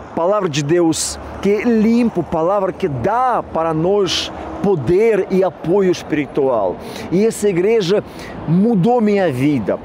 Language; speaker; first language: Portuguese; non-native, learner; Russian